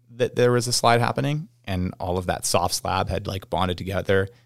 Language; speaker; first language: English; native; English